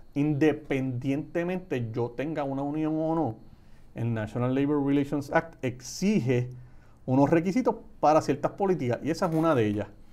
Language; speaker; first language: Spanish; native; Spanish